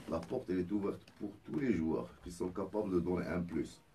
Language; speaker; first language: French; non-native, local second language; Arabic